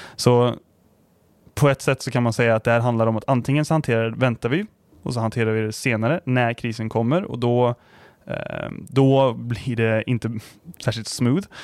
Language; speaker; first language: Swedish; native; Swedish